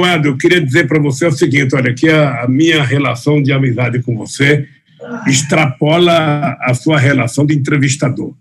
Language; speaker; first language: Portuguese; native; Portuguese